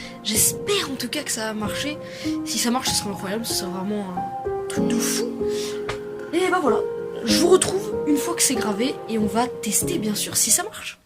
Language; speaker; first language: French; native; French